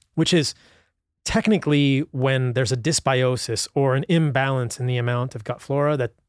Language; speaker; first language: English; native; English